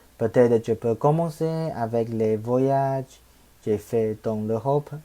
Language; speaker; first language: French; non-native, learner; Chinese